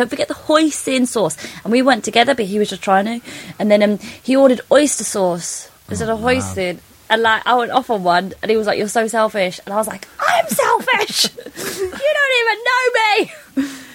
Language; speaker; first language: English; non-native, local second language; Polish